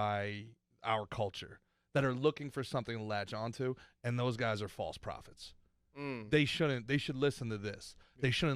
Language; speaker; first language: English; native; English